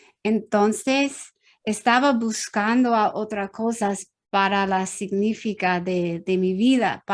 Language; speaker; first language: Spanish; non-native, learner; English